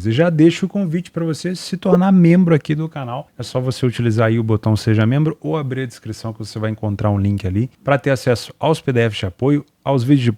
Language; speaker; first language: Portuguese; native; Portuguese